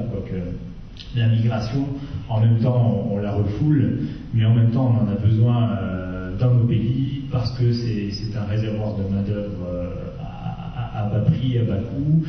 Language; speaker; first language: French; native; French